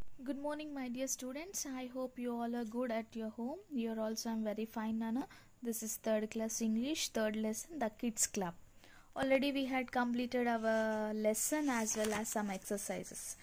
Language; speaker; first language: English; non-native, local second language; Telugu